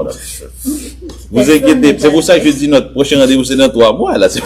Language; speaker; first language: French; native; French